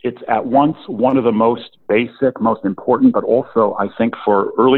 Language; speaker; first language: English; native; English